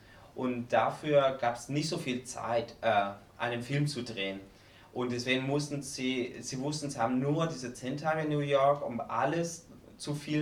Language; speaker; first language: German; non-native, fluent; Spanish